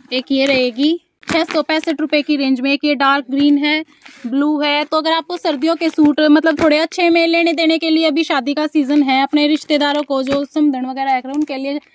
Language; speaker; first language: Hindi; native; Hindi